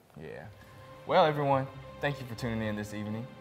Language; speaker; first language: English; native; English